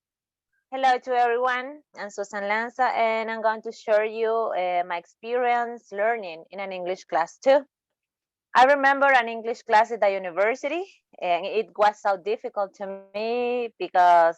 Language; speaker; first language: English; non-native, learner; Spanish